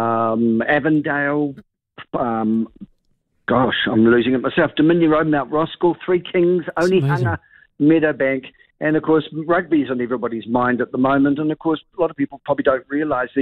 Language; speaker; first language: English; native; English